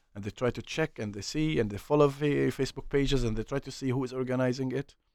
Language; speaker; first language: English; non-native, fluent; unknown